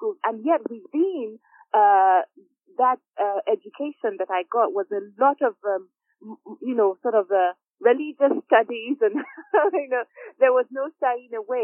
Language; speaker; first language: English; non-native, local second language; Igbo